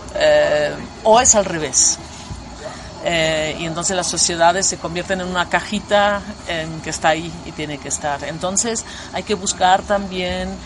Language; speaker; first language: Spanish; non-native, fluent; German